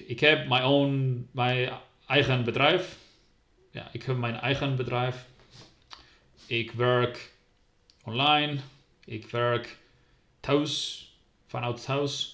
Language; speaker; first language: Dutch; non-native, learner; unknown